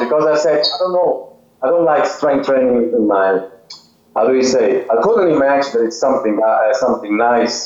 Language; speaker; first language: English; non-native, fluent; Swiss German